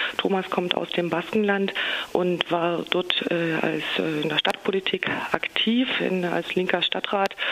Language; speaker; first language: German; native; German